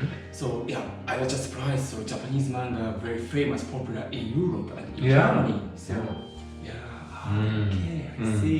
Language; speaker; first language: English; non-native, learner; Japanese